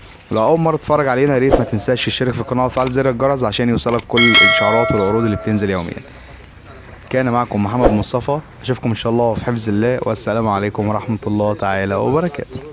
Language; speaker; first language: Arabic; native; Arabic